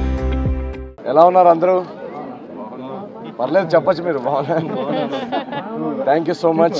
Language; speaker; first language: Telugu; native; Telugu